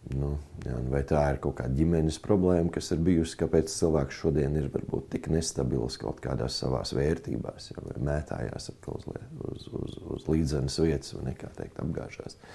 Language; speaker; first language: Latvian; native; Latvian